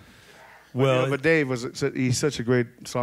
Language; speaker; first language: English; native; English